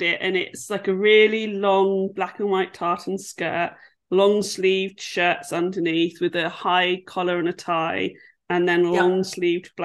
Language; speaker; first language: English; native; English